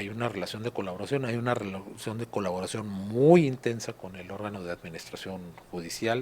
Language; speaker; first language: Spanish; native; Spanish